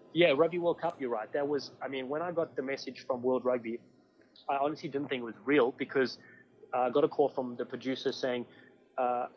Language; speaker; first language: English; native; English